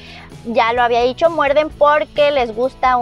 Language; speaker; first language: Spanish; native; Spanish